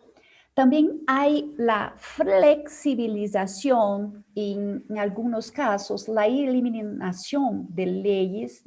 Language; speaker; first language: Spanish; non-native, fluent; Portuguese